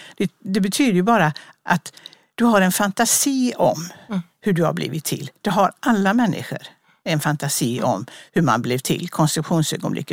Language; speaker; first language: Swedish; native; Swedish